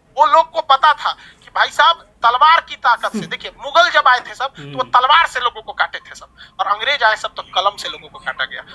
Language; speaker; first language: Hindi; native; Hindi